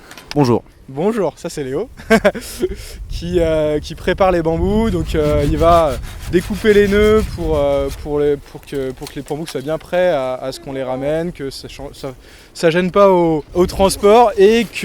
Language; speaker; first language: French; native; French